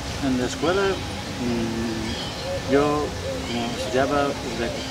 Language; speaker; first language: Spanish; non-native, learner; Uzbek